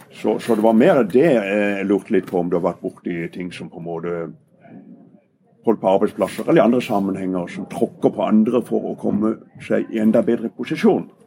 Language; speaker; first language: Norwegian; native; Norwegian